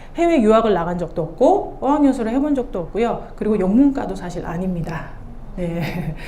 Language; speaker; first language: Korean; native; Korean